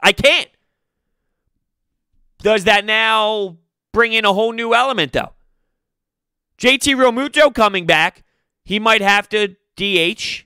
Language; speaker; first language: English; native; English